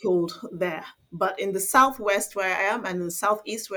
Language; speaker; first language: English; non-native, local second language; Igbo